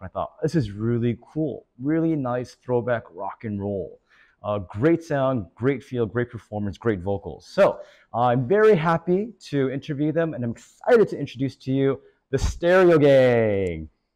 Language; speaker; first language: English; native; English